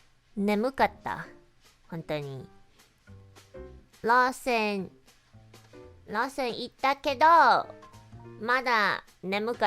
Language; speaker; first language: Japanese; non-native, learner; English